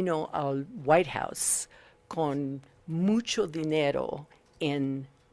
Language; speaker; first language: Spanish; non-native, learner; English